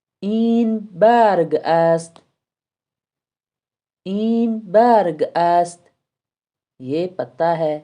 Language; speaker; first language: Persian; non-native, fluent; Urdu